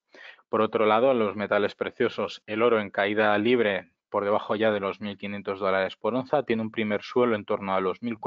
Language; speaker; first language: Spanish; native; Spanish